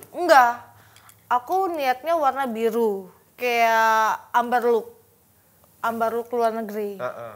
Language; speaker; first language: Indonesian; native; Indonesian